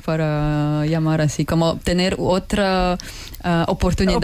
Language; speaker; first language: Spanish; non-native, learner; Russian